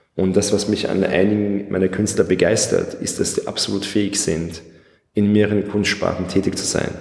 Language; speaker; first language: German; early bilingual, other home language; Persian